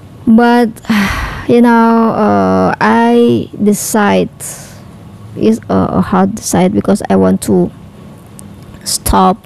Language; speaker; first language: English; non-native, learner; Indonesian